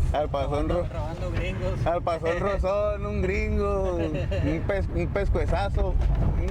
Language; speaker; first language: Spanish; native; Spanish